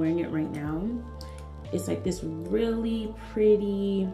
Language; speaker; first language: English; native; English